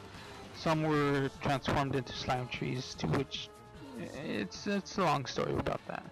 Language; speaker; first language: English; native; English